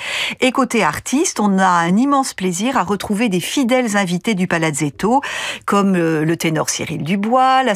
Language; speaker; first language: French; native; French